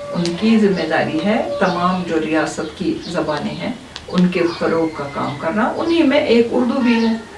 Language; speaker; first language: Urdu; non-native, local second language; Kashmiri